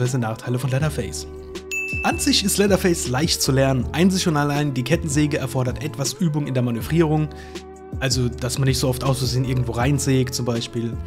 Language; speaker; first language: German; native; German